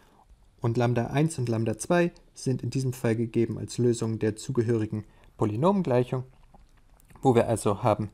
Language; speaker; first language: German; native; German